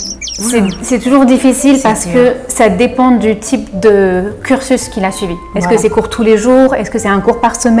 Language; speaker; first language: French; native; French